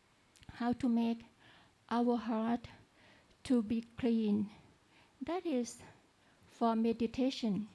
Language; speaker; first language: English; non-native, learner; Thai